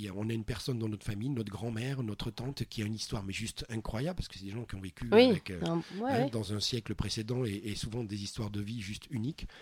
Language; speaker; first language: French; native; French